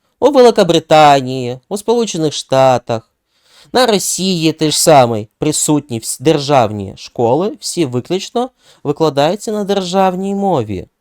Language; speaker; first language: Ukrainian; non-native, local second language; Russian